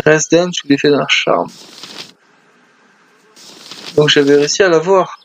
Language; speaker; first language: French; native; French